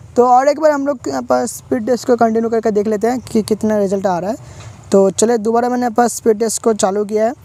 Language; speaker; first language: Hindi; non-native, local second language; Bangla